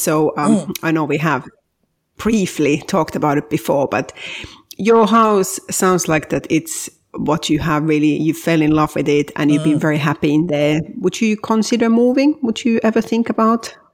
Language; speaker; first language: English; non-native, fluent; Finnish